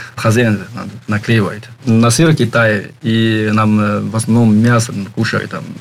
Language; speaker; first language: Russian; non-native, learner; Chinese